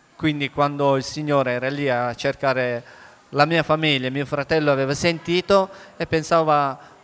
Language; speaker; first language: Italian; early bilingual, other home language; Persian